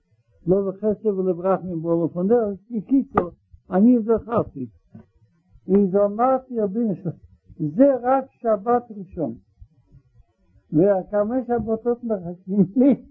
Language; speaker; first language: Hebrew; non-native, learner; Russian